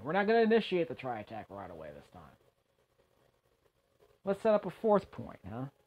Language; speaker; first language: English; native; English